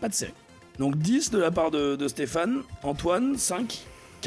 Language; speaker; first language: French; native; French